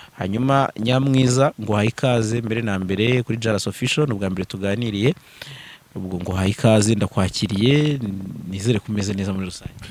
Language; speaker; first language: Kinyarwanda; native; Kinyarwanda